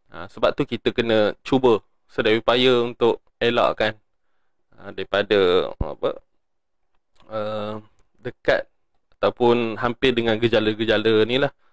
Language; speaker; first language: Malay; native; Malay